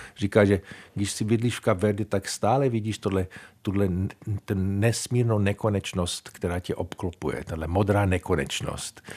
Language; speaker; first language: Czech; early bilingual, heritage; Czech